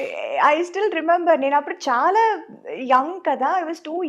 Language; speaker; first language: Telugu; non-native, local second language; Tamil